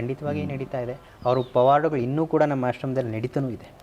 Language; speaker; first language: Kannada; native; Kannada